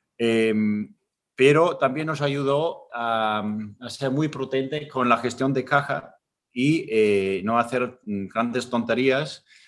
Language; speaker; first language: Spanish; non-native, fluent; German